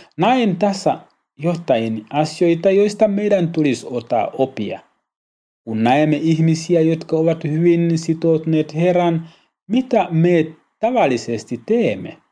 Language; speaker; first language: Finnish; non-native, learner; Swahili